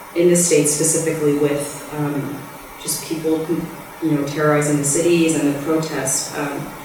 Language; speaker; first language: English; early bilingual, other home language; Spanish